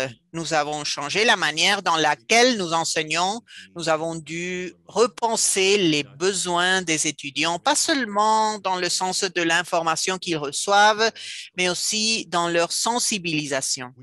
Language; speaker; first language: French; non-native, fluent; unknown